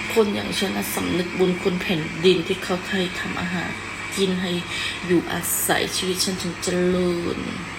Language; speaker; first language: Thai; non-native, fluent; Khmer